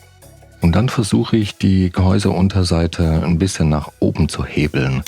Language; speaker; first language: German; native; German